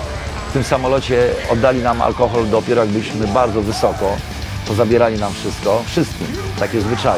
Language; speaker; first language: Polish; native; Polish